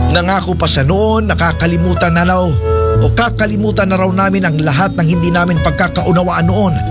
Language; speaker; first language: Filipino; non-native, local second language; Cebuano